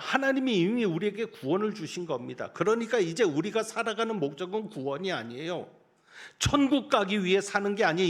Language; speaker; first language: Korean; native; Korean